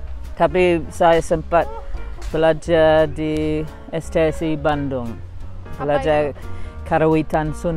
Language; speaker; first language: Indonesian; non-native, fluent; English